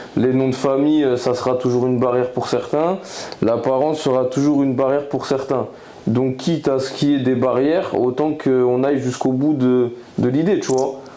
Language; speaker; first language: French; native; French